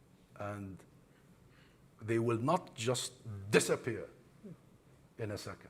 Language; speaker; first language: English; non-native, fluent; Arabic